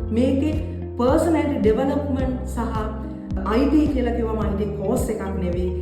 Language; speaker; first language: Sinhala; native; Sinhala